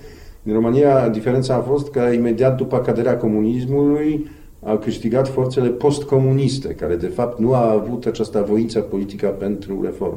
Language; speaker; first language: Romanian; non-native, fluent; Polish